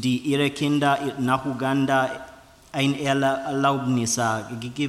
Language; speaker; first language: German; non-native, learner; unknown